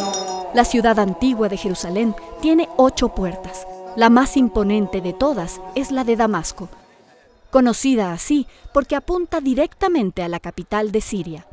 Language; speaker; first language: Spanish; native; Spanish